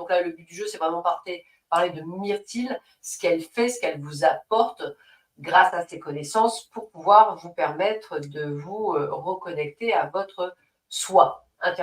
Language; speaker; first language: French; native; French